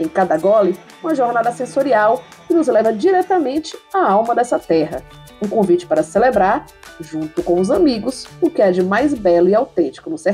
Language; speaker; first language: Portuguese; native; Portuguese